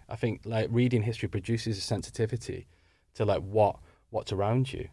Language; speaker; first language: English; native; English